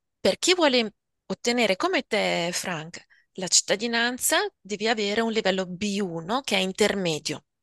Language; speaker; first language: Italian; native; Italian